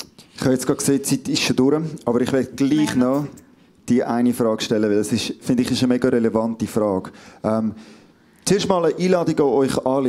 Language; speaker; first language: German; native; German